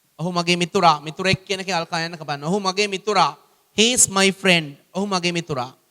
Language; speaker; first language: Sinhala; native; Sinhala